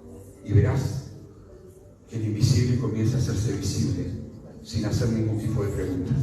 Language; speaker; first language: Spanish; native; Spanish